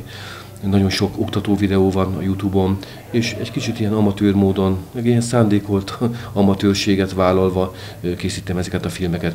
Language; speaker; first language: Hungarian; native; Hungarian